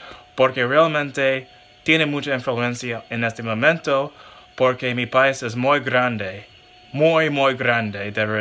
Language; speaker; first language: Spanish; non-native, learner; English